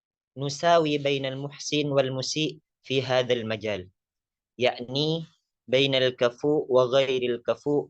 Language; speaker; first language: Arabic; non-native, learner; Indonesian